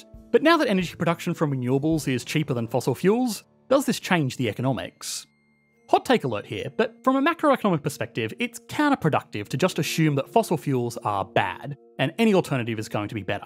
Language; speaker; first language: English; native; English